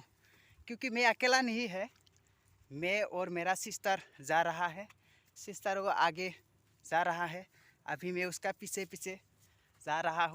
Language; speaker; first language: Hindi; non-native, local second language; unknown